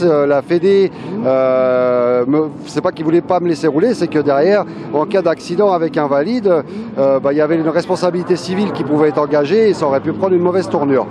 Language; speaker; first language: French; native; French